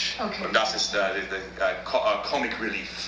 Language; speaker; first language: German; non-native, fluent; English